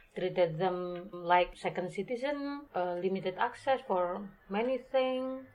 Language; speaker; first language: English; non-native, learner; Indonesian